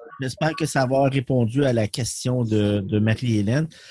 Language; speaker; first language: French; native; French